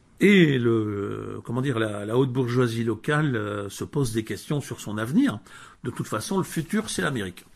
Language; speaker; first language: French; native; French